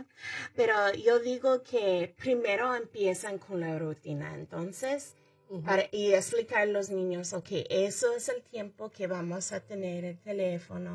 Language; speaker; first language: Spanish; early bilingual, heritage; Spanish